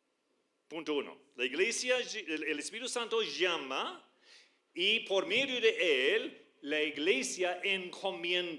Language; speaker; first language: Spanish; non-native, fluent; English